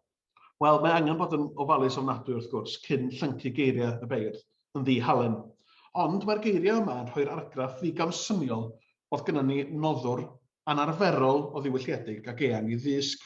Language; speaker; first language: Welsh; native; Welsh